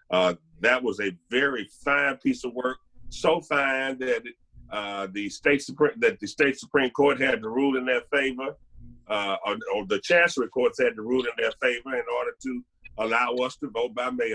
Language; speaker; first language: English; native; English